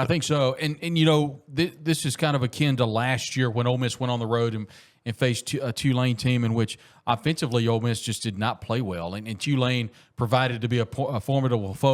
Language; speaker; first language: English; native; English